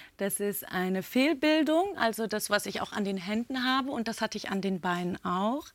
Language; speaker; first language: German; early bilingual, other home language; Turkish